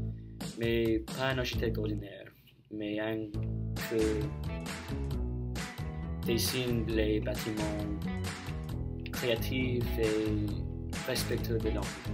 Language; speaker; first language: French; non-native, learner; English